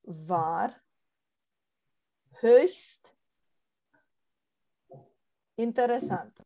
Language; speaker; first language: German; non-native, fluent; Romanian